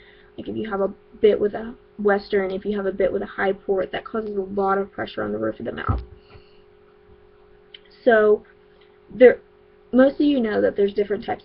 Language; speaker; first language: English; native; English